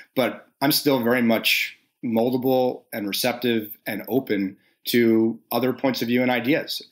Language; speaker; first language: English; native; English